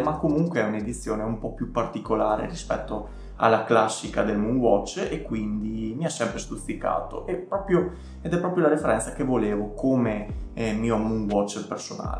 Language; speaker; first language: Italian; native; Italian